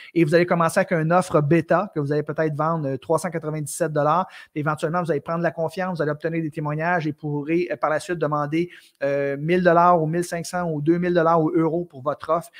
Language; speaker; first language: French; native; French